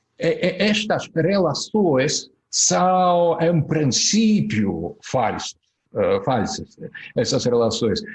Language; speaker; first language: Portuguese; non-native, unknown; Russian